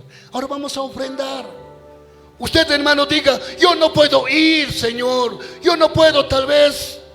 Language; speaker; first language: Spanish; native; Spanish